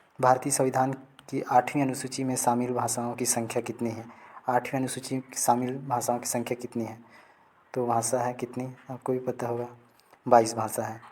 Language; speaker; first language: Hindi; native; Hindi